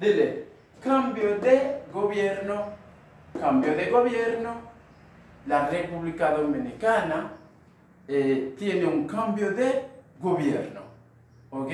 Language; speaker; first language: Spanish; non-native, fluent; Haitian Creole